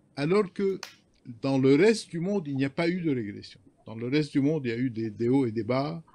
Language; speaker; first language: French; non-native, local second language; Arabic